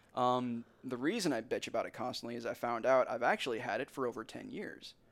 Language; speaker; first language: English; native; English